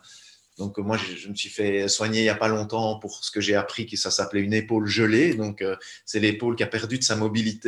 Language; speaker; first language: French; native; French